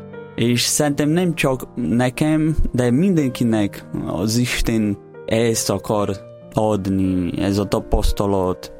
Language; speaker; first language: Hungarian; non-native, learner; Portuguese